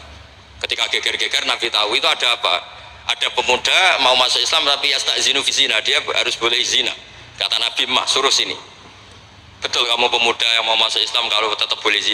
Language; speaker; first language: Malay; non-native, local second language; Javanese